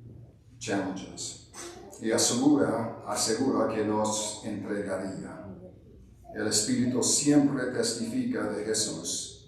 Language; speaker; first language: Spanish; non-native, fluent; English